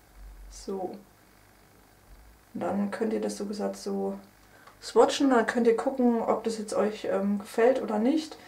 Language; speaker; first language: German; native; German